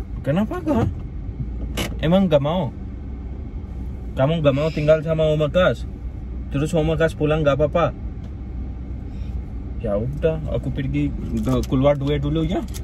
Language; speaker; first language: Indonesian; non-native, learner; Urdu